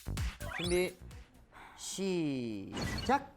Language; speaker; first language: Korean; native; Korean